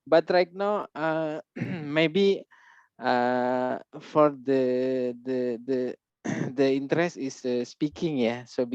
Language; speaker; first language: English; non-native, learner; Indonesian